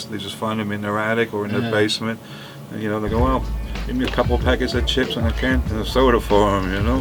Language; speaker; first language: English; non-native, fluent; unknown